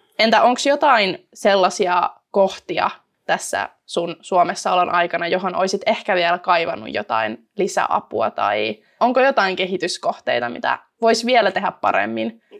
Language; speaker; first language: Finnish; native; Finnish